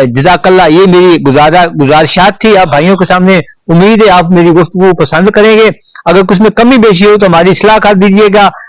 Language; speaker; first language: Urdu; non-native, local second language; Punjabi